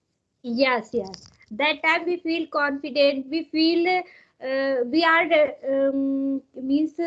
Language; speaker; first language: English; non-native, learner; Hindi